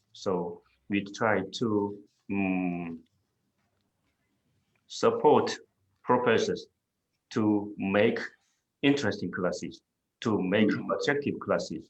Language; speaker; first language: English; non-native, fluent; Korean